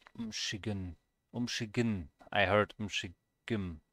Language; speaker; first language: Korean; non-native, learner; German